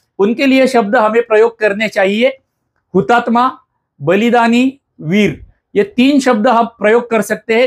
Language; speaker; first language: Hindi; non-native, local second language; Marathi